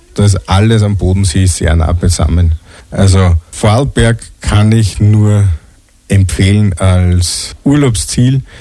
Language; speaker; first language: German; native; German